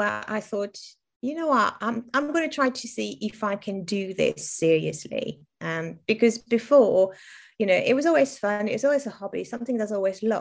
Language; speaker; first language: English; non-native, fluent; French